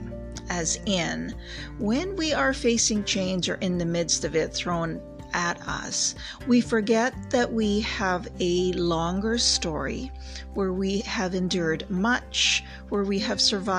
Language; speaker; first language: English; native; English